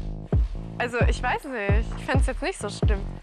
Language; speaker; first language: German; native; German